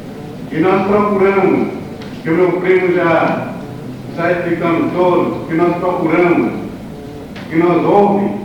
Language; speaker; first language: Portuguese; non-native, local second language; Kayapó